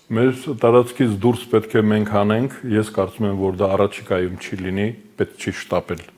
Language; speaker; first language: Armenian; native; Armenian